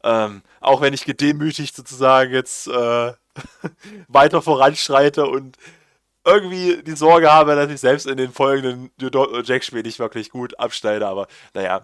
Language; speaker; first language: German; native; German